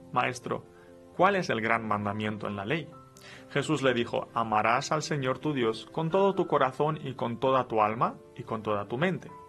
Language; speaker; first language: Spanish; non-native, fluent; Romanian